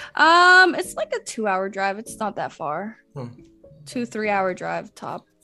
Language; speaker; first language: English; early bilingual, other home language; Spanish